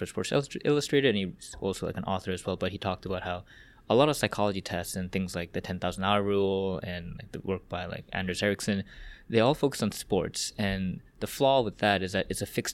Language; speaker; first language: English; early bilingual, other home language; Korean